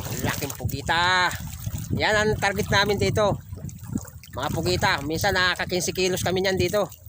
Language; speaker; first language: Filipino; non-native, local second language; Bikol